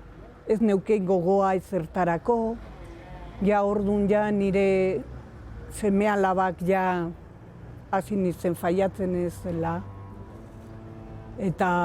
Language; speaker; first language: Basque; non-native, local second language; Spanish